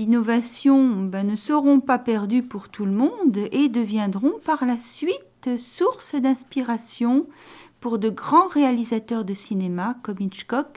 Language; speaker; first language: French; native; French